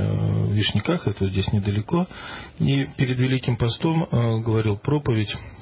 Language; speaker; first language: Russian; native; Russian